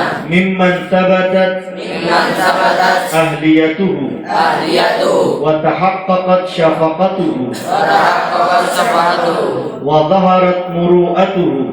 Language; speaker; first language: Arabic; non-native, fluent; Indonesian